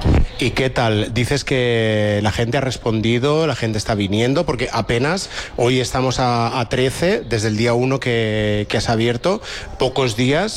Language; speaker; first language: Spanish; non-native, local second language; Catalan